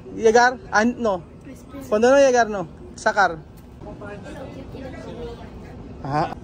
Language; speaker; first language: Spanish; non-native, learner; Filipino